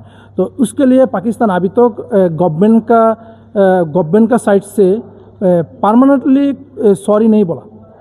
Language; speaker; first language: Hindi; non-native, learner; Bangla